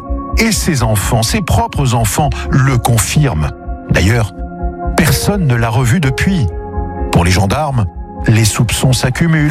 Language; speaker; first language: French; native; French